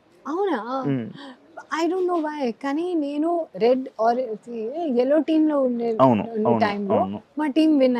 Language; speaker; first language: Telugu; non-native, local second language; Hindi